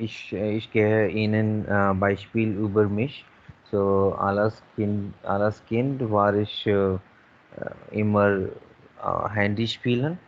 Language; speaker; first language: German; non-native, learner; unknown